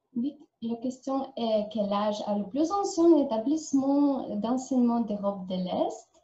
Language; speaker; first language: French; non-native, learner; Ukrainian